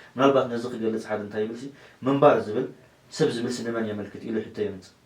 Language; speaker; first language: Tigrinya; non-native, local second language; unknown